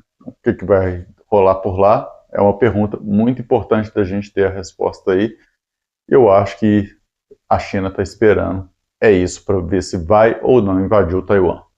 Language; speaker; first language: Portuguese; native; Portuguese